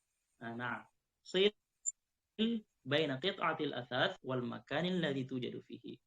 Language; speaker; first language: Arabic; non-native, fluent; Indonesian